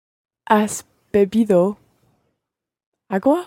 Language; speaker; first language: Spanish; non-native, learner; English